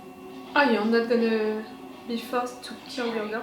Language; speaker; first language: English; non-native, fluent; French